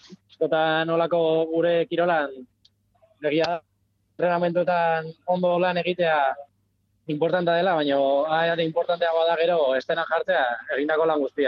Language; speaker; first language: Basque; native; Basque